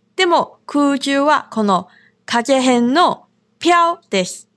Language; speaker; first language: Japanese; non-native, fluent; Chinese